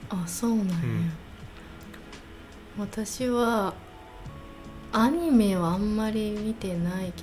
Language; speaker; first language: Japanese; non-native, fluent; English